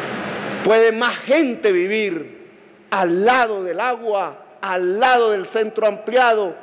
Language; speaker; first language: Spanish; native; Spanish